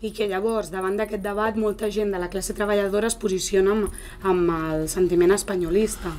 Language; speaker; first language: Catalan; non-native, local second language; Spanish